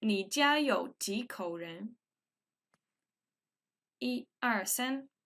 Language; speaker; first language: Chinese; non-native, fluent; English